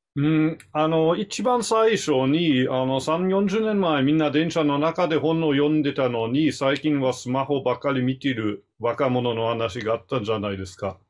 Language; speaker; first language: Japanese; non-native, fluent; German